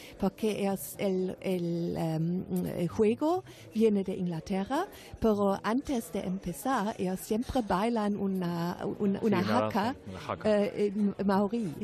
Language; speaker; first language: Spanish; non-native, fluent; German